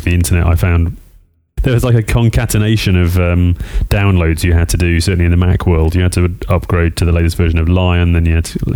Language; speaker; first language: English; native; English